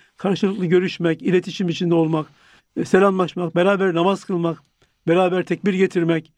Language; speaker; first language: Turkish; native; Turkish